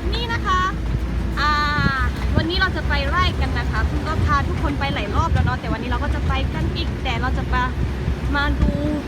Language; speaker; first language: Thai; non-native, local second language; S'gaw Karen